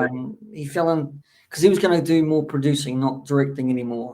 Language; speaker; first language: English; native; English